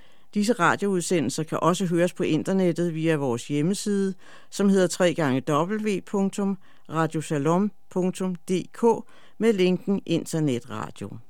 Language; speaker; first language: Danish; native; Danish